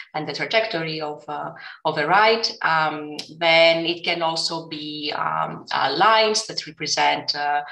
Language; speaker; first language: English; non-native, fluent; Greek